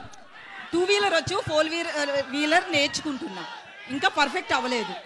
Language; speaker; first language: Telugu; native; Telugu